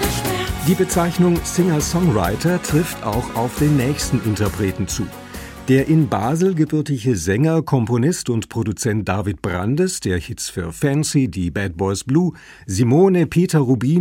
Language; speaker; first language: German; native; German